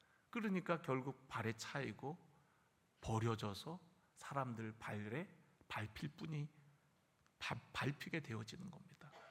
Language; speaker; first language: Korean; native; Korean